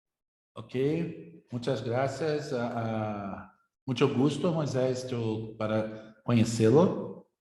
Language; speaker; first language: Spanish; non-native, learner; Portuguese